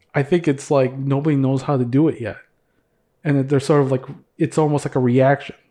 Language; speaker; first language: English; early bilingual, other home language; Cebuano